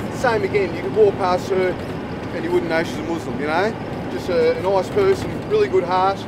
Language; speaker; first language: English; native; English